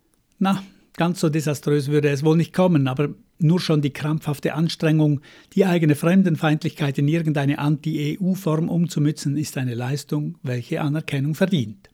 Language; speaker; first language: German; native; German